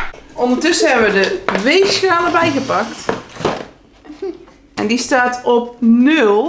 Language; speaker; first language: Dutch; native; Dutch